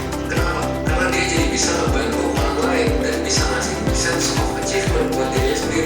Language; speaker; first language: Indonesian; native; Indonesian